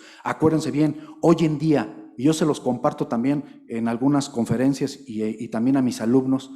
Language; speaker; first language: Spanish; native; Spanish